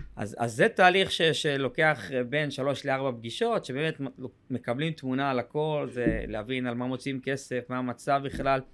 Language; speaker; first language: Hebrew; native; Hebrew